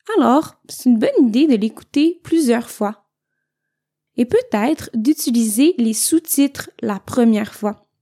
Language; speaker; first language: French; native; French